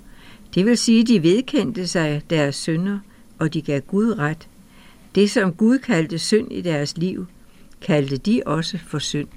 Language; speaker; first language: Danish; native; Danish